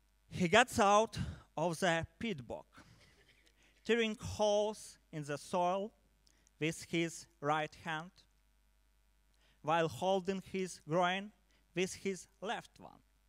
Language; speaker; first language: English; non-native, learner; Ukrainian